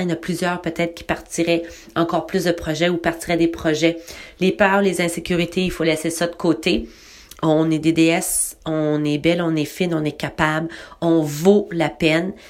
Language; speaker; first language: French; native; French